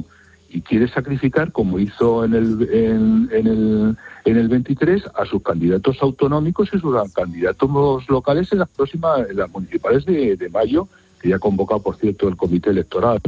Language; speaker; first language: Spanish; native; Spanish